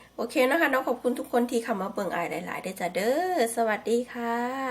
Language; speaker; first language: Thai; native; Thai